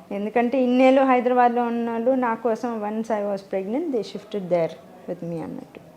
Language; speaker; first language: Telugu; native; Telugu